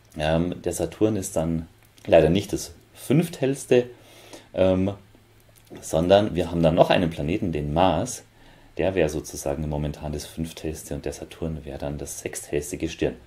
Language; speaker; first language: German; native; German